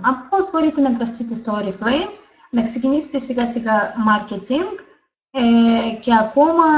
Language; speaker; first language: Greek; non-native, learner; Russian